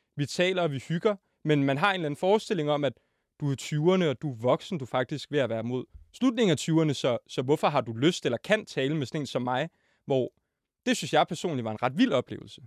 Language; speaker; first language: Danish; native; Danish